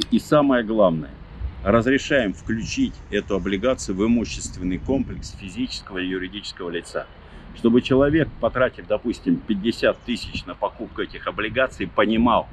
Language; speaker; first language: Russian; native; Russian